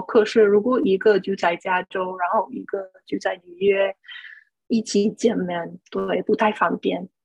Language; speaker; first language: Chinese; non-native, fluent; English